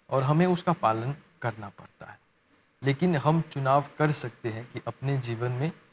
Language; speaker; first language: Hindi; non-native, local second language; Morisyen